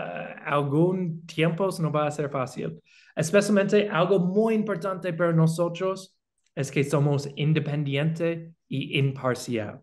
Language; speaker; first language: Spanish; non-native, fluent; English